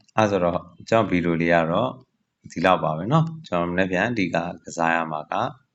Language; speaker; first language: Burmese; native; Burmese